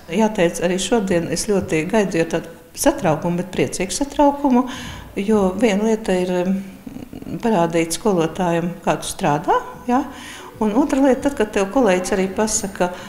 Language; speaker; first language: Latvian; native; Latvian